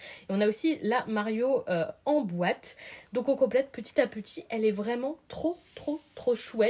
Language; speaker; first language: French; native; French